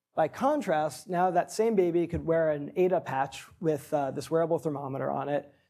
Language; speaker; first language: English; native; English